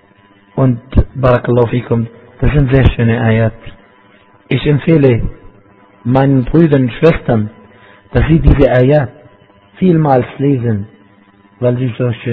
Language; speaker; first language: German; non-native, fluent; Arabic